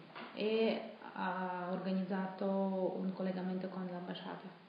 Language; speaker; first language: Italian; non-native, fluent; Russian